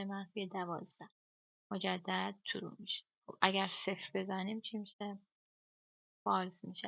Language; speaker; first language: Persian; native; Persian